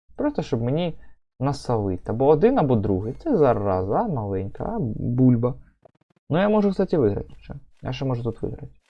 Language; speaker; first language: Ukrainian; native; Ukrainian